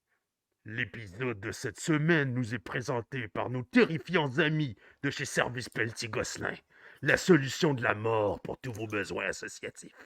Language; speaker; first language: French; native; French